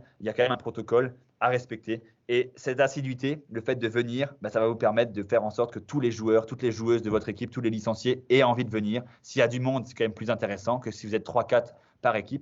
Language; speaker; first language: French; native; French